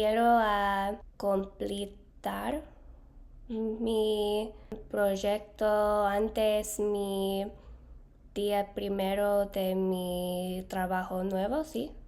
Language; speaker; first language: Spanish; non-native, learner; English